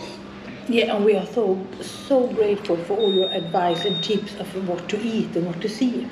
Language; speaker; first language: English; non-native, fluent; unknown